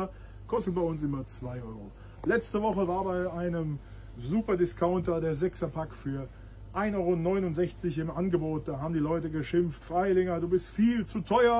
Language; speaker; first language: German; native; German